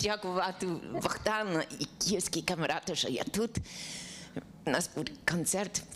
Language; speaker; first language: Ukrainian; non-native, learner; English